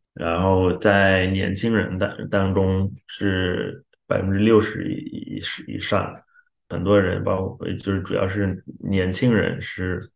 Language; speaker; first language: Chinese; non-native, fluent; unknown